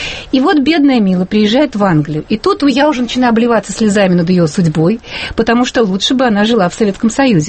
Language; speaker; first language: Russian; native; Russian